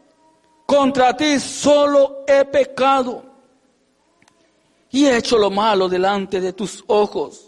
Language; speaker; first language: Spanish; native; Spanish